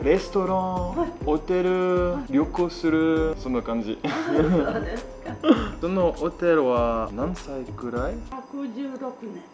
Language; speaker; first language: Japanese; non-native, learner; French